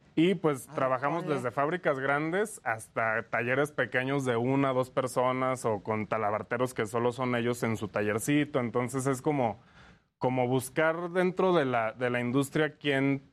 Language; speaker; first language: Spanish; native; Spanish